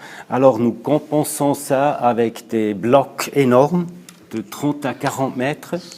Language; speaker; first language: French; non-native, local second language; German